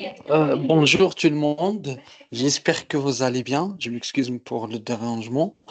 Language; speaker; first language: French; non-native, local second language; Arabic